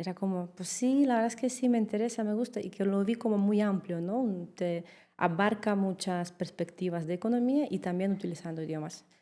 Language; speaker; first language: Spanish; early bilingual, heritage; Russian